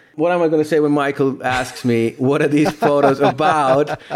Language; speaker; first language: English; non-native, fluent; Finnish